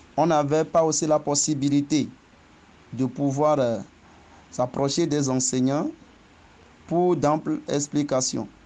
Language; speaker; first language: French; non-native, local second language; Ewe